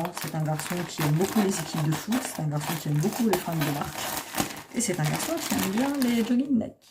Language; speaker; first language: French; native; French